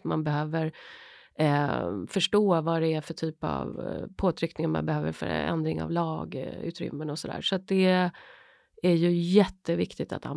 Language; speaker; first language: Swedish; native; Swedish